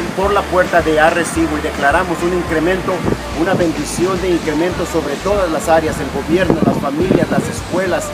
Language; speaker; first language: Spanish; native; Spanish